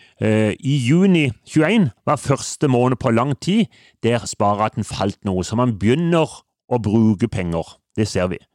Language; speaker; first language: Norwegian; native; Norwegian